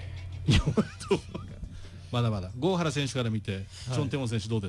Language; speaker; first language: Japanese; native; Japanese